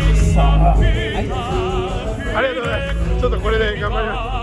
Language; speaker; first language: Japanese; native; Japanese